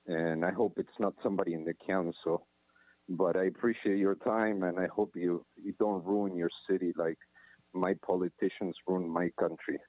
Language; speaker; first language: English; non-native, fluent; Spanish